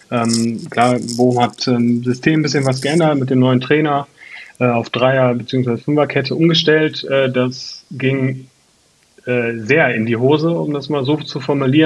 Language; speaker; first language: German; native; German